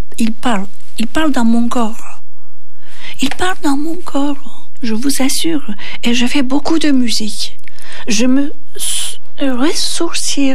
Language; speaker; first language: French; non-native, fluent; Turkish